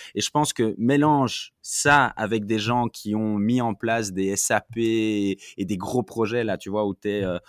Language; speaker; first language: French; native; French